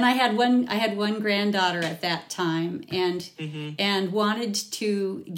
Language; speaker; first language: English; native; English